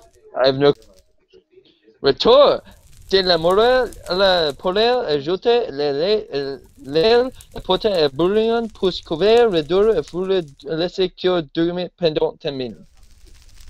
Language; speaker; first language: French; non-native, learner; English